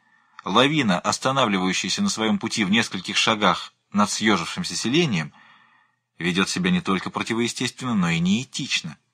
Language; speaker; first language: Russian; native; Russian